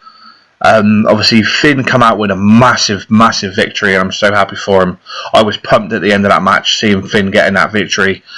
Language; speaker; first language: English; native; English